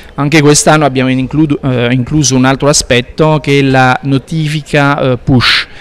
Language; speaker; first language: Italian; non-native, fluent; French